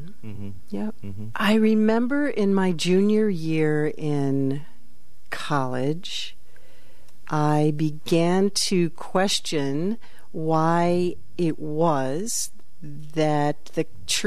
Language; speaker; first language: English; native; English